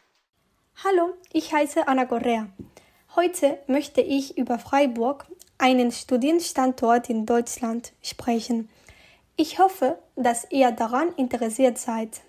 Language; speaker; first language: German; non-native, learner; Spanish